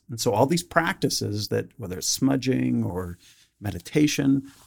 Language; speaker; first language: English; native; English